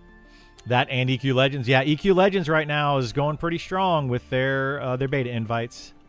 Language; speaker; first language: English; native; English